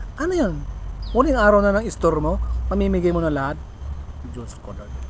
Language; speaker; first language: Filipino; non-native, local second language; Iloko